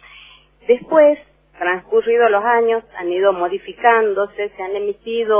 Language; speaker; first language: Spanish; native; Spanish